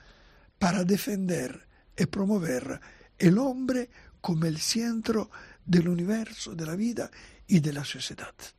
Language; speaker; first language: Spanish; non-native, fluent; Italian